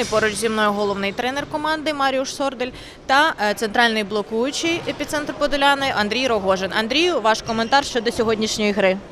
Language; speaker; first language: Ukrainian; native; Ukrainian